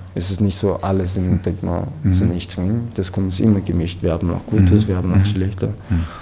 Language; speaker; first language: German; non-native, fluent; Persian